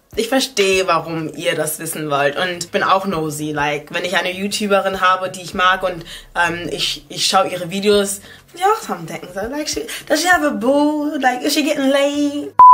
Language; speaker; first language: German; early bilingual, other home language; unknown